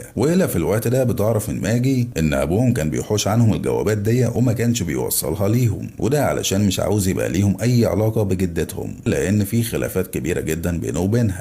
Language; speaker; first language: Arabic; native; Arabic